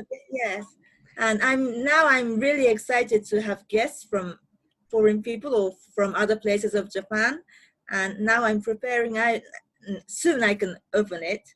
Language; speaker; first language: English; non-native, learner; Japanese